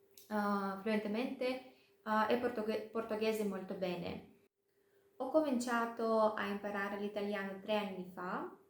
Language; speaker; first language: Italian; non-native, fluent; Russian